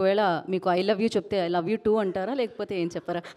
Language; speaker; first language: Telugu; native; Telugu